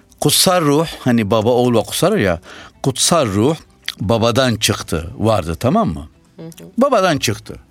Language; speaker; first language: Turkish; non-native, fluent; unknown